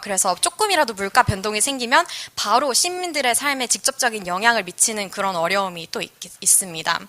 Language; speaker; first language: Korean; native; Korean